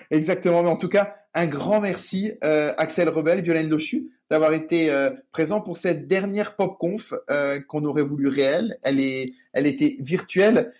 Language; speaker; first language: French; native; French